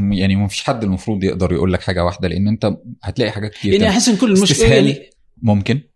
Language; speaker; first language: Arabic; native; Arabic